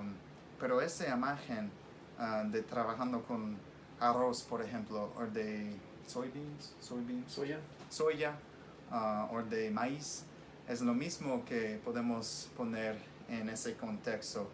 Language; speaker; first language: Spanish; non-native, fluent; English